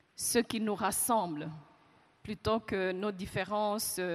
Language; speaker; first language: French; non-native, local second language; Kinyarwanda